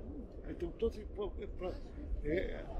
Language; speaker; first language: Portuguese; native; Portuguese